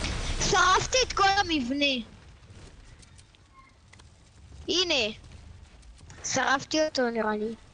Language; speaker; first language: Hebrew; native; Hebrew